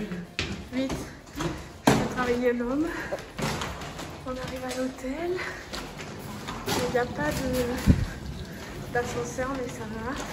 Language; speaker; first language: French; native; French